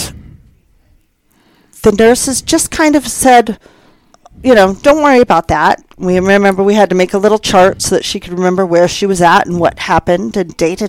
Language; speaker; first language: English; native; English